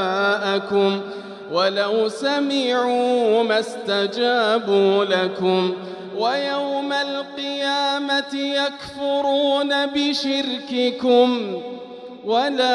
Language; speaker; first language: Arabic; native; Arabic